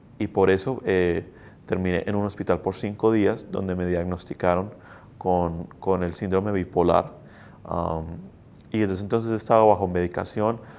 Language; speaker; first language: Spanish; early bilingual, other home language; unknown